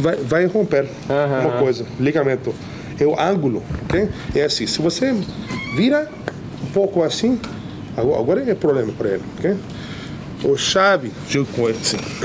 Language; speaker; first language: Portuguese; non-native, learner; English